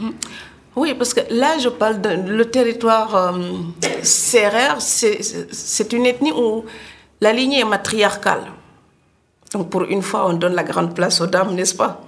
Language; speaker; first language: French; non-native, local second language; Serer